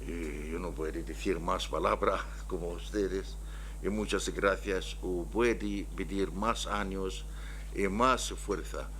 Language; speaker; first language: Spanish; non-native, learner; Arabic